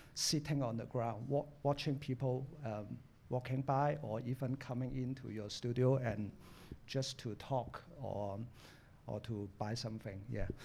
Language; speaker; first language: English; non-native, local second language; Cantonese